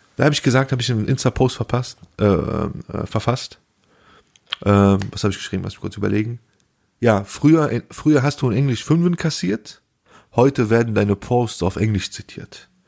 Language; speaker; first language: German; early bilingual, other home language; Turkish